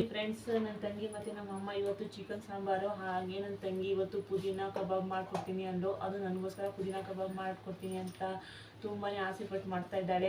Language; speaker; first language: Kannada; non-native, local second language; Lambadi